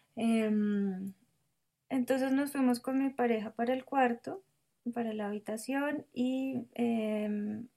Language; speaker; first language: Spanish; native; Spanish